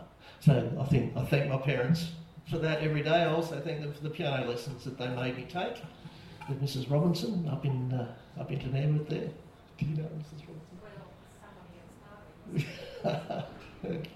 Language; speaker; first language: English; native; English